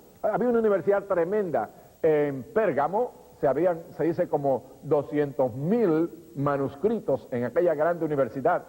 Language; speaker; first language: Spanish; native; Spanish